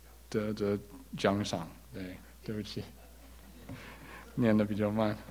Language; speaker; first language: Chinese; early bilingual, heritage; English